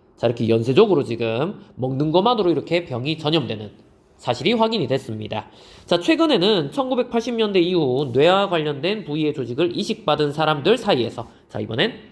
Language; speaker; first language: Korean; native; Korean